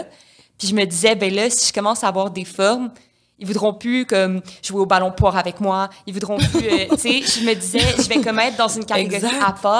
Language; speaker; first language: French; native; French